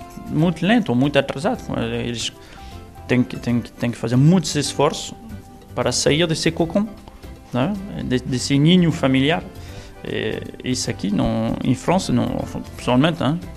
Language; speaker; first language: Portuguese; non-native, fluent; French